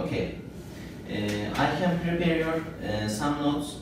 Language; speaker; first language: English; non-native, learner; Turkish